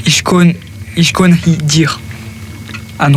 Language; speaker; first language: German; non-native, learner; French